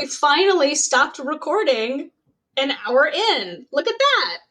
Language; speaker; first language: English; native; English